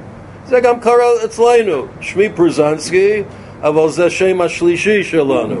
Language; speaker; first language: Hebrew; non-native, fluent; English